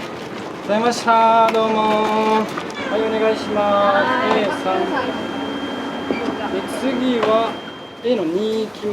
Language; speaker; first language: Japanese; native; Japanese